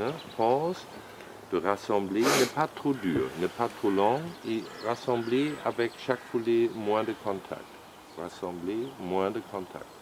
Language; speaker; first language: French; non-native, learner; German